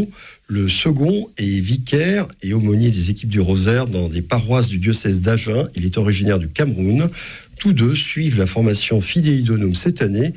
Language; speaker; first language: French; native; French